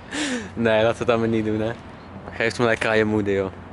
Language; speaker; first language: Dutch; native; Dutch